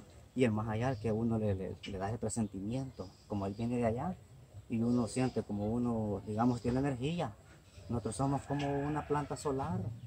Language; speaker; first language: Spanish; native; Spanish